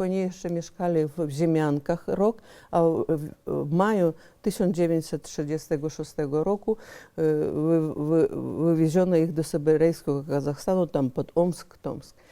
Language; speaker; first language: Polish; early bilingual, heritage; Polish